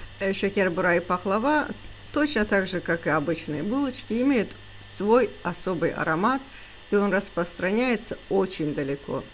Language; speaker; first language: Russian; non-native, local second language; Azerbaijani